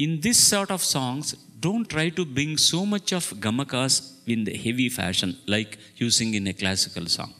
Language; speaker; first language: English; non-native, local second language; Telugu